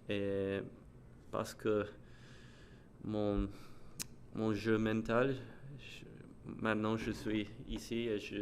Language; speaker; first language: French; non-native, learner; English